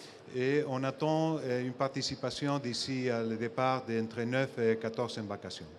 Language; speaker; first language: French; non-native, fluent; Spanish